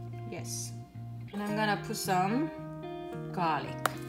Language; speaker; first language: English; non-native, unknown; Korean